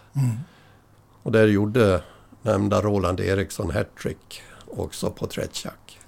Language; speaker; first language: Swedish; native; Swedish